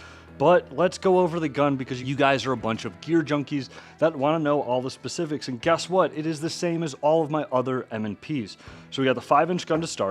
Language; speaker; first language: English; native; English